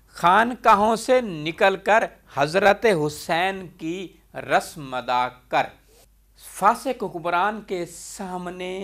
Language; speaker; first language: Urdu; non-native, local second language; Punjabi